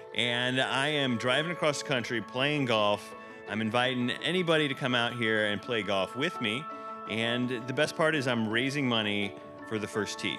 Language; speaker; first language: English; native; English